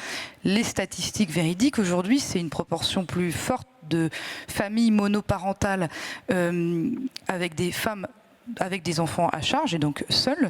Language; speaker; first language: French; native; French